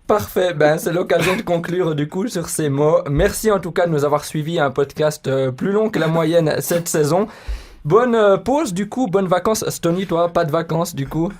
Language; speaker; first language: French; native; French